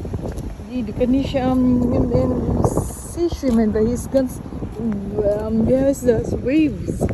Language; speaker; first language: German; non-native, learner; Filipino